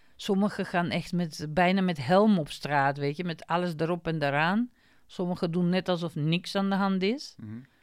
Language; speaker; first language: Dutch; non-native, fluent; Macedonian